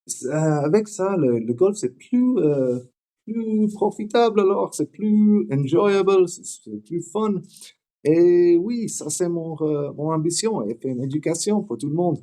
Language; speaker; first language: French; non-native, learner; English